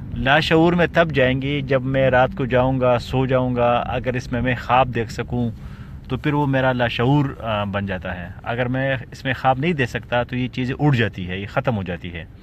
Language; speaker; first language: Urdu; non-native, local second language; Pashto